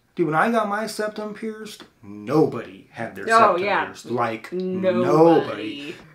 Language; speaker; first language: English; native; English